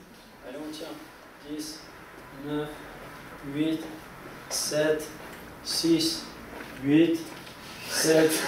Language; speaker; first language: French; native; French